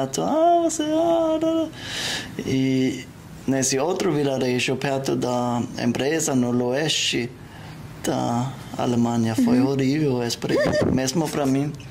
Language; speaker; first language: Portuguese; non-native, learner; German